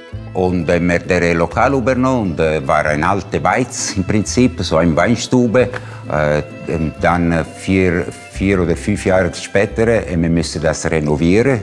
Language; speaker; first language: German; non-native, fluent; Italian